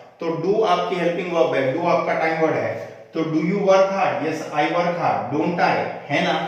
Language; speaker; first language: Hindi; native; Hindi